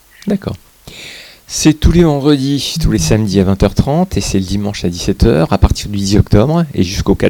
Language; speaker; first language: French; native; French